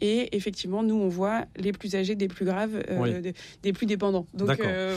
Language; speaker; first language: French; native; French